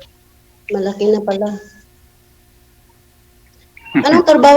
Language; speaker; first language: Filipino; non-native, local second language; Cebuano